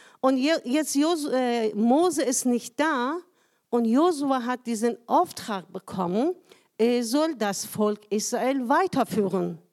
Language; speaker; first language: German; non-native, fluent; Persian